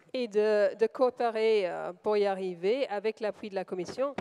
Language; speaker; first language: French; non-native, fluent; English